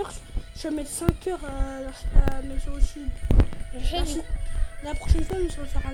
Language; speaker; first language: French; native; French